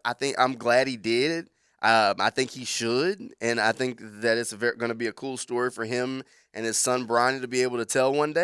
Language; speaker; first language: English; native; English